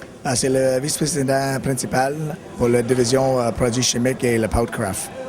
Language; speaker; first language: French; non-native, learner; English